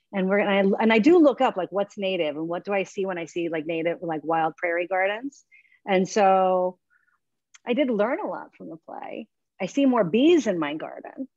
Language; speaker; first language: English; native; English